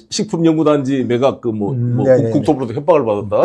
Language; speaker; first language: Korean; native; Korean